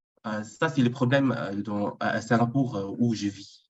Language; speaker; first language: French; non-native, fluent; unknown